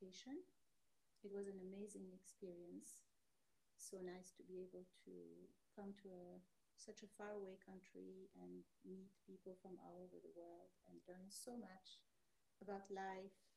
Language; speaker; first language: English; non-native, fluent; Arabic